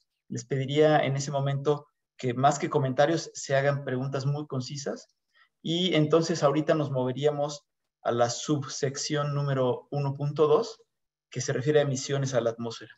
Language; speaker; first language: Spanish; native; Spanish